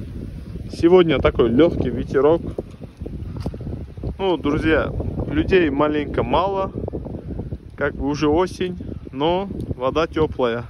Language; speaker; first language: Russian; non-native, local second language; Turkish